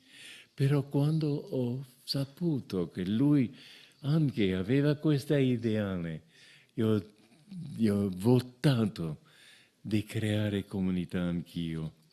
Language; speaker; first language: Italian; non-native, fluent; English